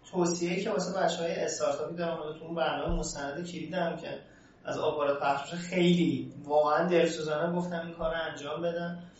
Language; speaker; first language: Persian; native; Persian